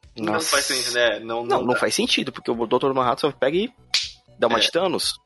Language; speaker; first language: Portuguese; native; Portuguese